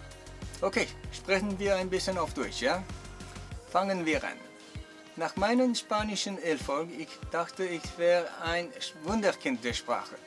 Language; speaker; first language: German; non-native, learner; Chinese